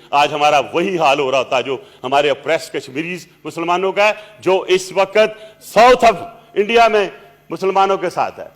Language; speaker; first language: Urdu; non-native, local second language; Punjabi